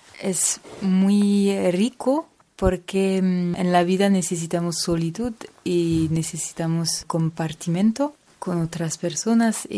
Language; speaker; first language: Spanish; non-native, learner; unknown